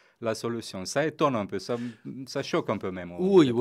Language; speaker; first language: French; non-native, fluent; Romanian